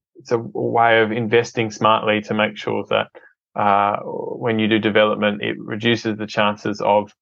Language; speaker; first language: English; native; English